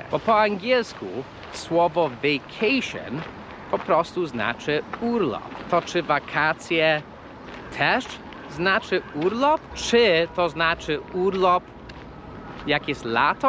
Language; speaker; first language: Polish; non-native, fluent; English